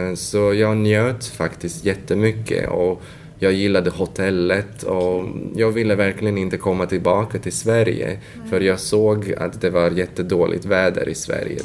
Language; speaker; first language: Swedish; non-native, fluent; Latvian